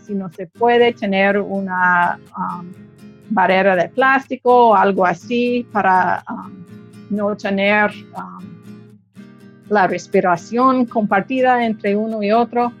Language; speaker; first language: Spanish; non-native, fluent; English